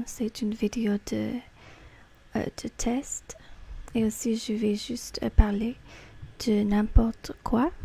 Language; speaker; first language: French; non-native, fluent; English